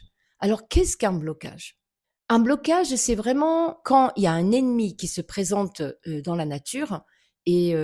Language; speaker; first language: French; native; French